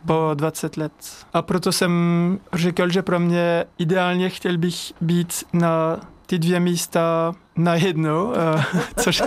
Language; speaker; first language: Czech; non-native, learner; French